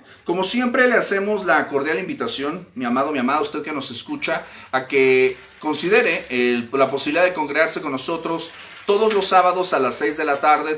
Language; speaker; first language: Spanish; native; Spanish